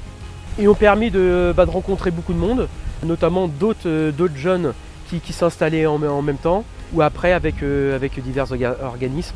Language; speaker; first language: French; native; French